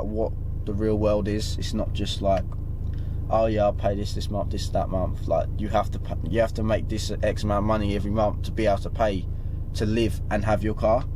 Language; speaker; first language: English; native; English